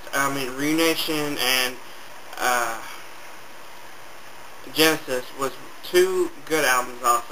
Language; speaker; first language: English; native; English